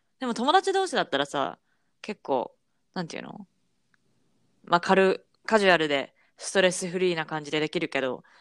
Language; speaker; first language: Japanese; native; Japanese